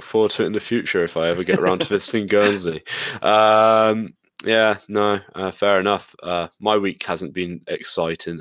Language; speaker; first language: English; native; English